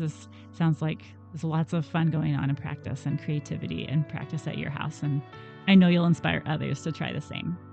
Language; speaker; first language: English; native; English